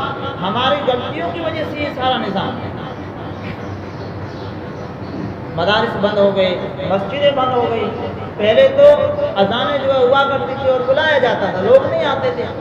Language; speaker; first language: Urdu; native; Urdu